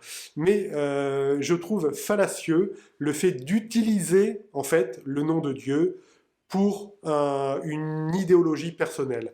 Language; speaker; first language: French; native; French